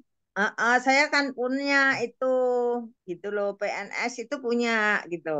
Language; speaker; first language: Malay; non-native, local second language; Javanese